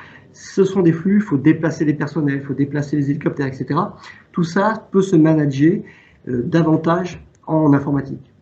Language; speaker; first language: French; native; French